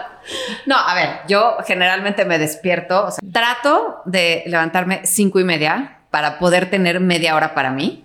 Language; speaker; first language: Spanish; native; Spanish